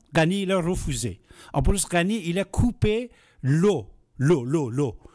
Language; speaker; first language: French; non-native, fluent; Persian